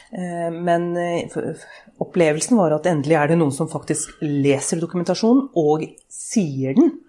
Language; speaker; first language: Norwegian; early bilingual, other home language; Urdu